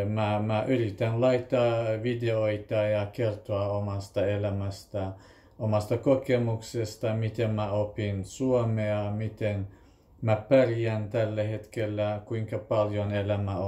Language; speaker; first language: Finnish; non-native, fluent; Kurdish